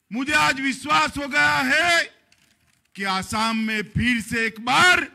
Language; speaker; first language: Hindi; non-native, local second language; Gujarati